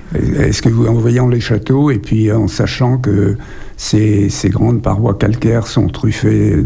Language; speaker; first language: French; native; French